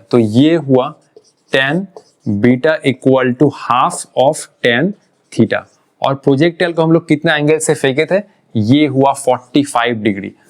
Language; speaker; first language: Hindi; non-native, local second language; Bangla